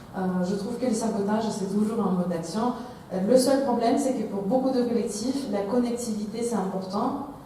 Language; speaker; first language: French; non-native, fluent; Russian